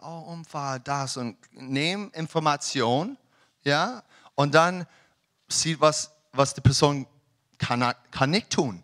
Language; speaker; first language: German; non-native, learner; English